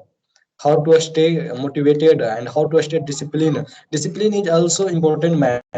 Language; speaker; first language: English; non-native, learner; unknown